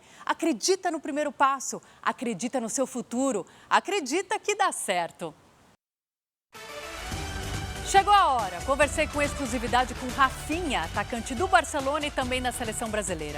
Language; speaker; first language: Portuguese; native; Portuguese